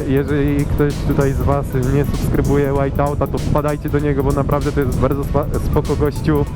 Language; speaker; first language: Polish; native; Polish